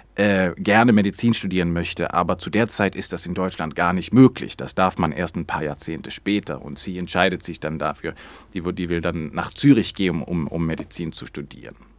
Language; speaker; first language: German; non-native, fluent; Swedish